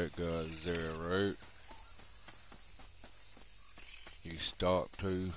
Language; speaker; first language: English; native; English